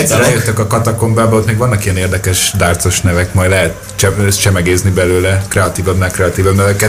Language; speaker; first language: Hungarian; native; Hungarian